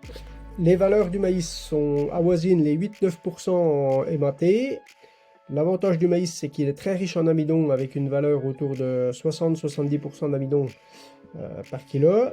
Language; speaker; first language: French; native; French